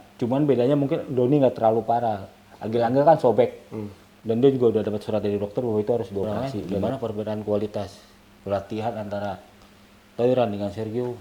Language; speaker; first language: Indonesian; native; Indonesian